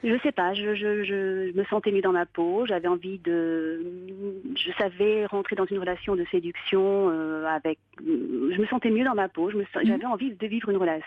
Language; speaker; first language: French; native; French